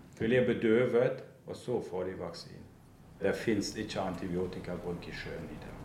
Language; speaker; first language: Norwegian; non-native, fluent; German